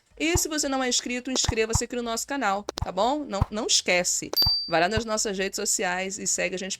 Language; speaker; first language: Portuguese; native; Portuguese